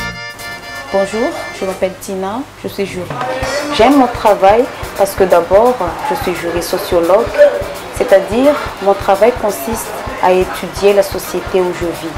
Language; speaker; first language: French; non-native, local second language; Malagasy